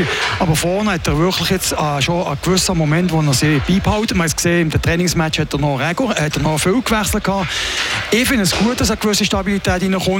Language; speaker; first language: German; native; German